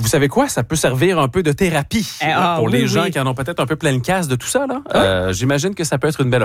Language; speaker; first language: French; native; French